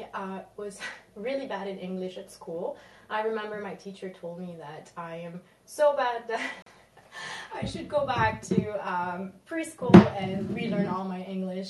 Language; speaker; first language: English; non-native, fluent; French